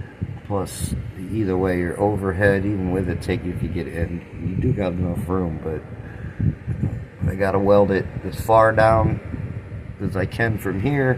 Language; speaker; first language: English; native; English